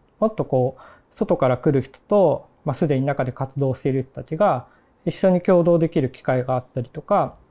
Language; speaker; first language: Japanese; native; Japanese